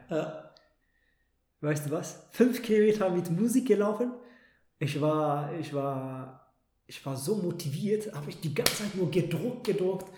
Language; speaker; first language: German; non-native, fluent; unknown